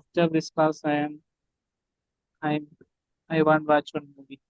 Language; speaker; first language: English; non-native, learner; Malayalam